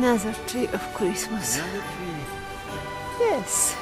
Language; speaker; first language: English; non-native, learner; Russian